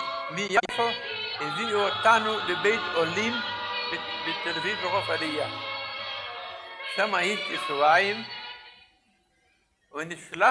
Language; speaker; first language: Hebrew; non-native, fluent; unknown